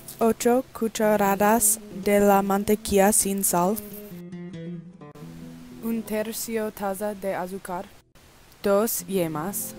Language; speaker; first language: Spanish; non-native, learner; English